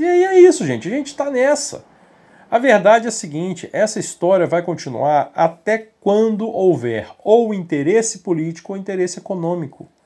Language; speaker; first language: Portuguese; native; Portuguese